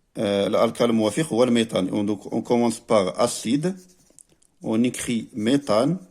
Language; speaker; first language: French; non-native, local second language; Arabic